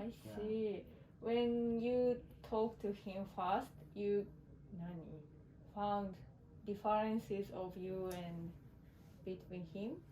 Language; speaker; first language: English; non-native, learner; Japanese